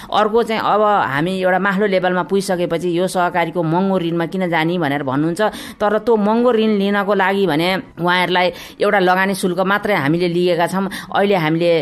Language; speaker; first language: Nepali; native; Nepali